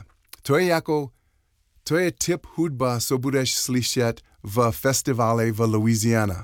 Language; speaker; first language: Czech; non-native, fluent; English